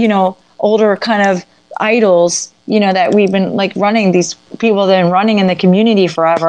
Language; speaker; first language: English; native; English